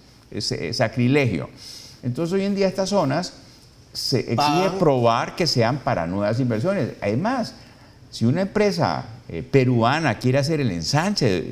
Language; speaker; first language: Spanish; native; Spanish